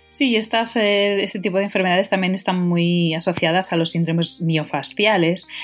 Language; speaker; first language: Spanish; native; Spanish